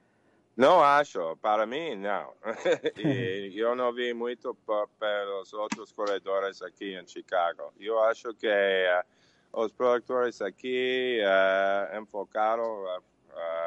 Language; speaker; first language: Portuguese; non-native, learner; English